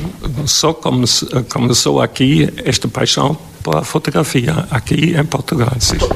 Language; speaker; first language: Portuguese; non-native, fluent; German